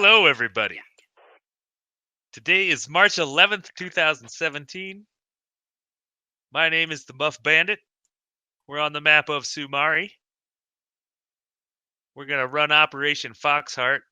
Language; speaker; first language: English; native; English